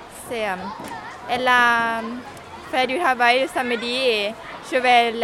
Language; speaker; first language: French; non-native, learner; Lao